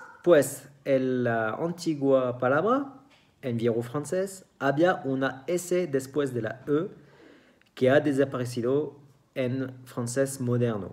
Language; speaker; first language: Spanish; non-native, fluent; French